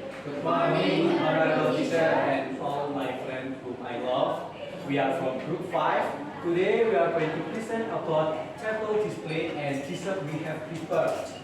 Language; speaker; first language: English; non-native, learner; Indonesian